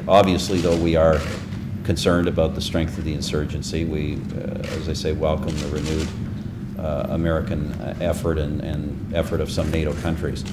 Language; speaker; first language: English; native; English